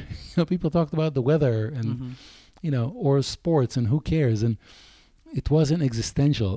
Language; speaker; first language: English; non-native, fluent; Hebrew